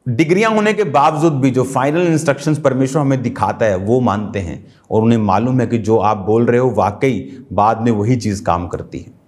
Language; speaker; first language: Hindi; non-native, local second language; Punjabi